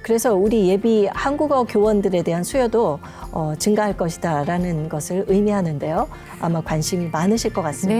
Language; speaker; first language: Korean; native; Korean